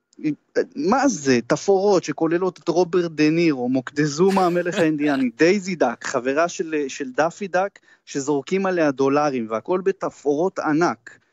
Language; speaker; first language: Hebrew; native; Hebrew